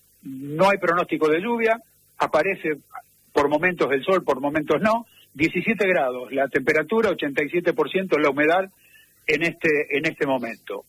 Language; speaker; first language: Spanish; native; Spanish